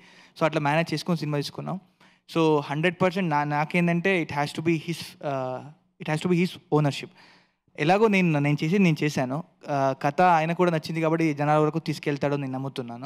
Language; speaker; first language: Telugu; native; Telugu